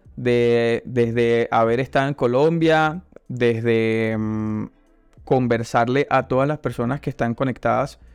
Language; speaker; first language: Spanish; native; Spanish